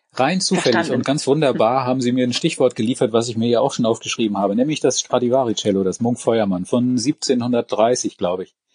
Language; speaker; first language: German; native; German